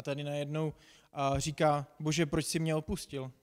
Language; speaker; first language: Czech; non-native, fluent; English